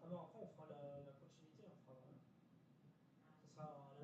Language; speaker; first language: French; native; French